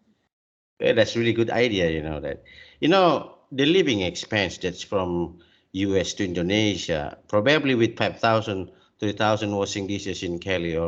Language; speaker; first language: English; non-native, learner; Indonesian